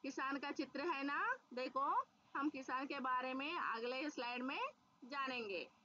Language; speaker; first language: Hindi; non-native, local second language; Telugu